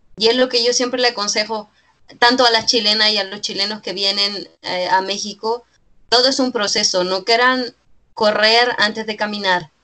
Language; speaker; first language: Spanish; native; Spanish